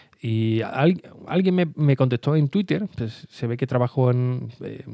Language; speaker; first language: Spanish; native; Spanish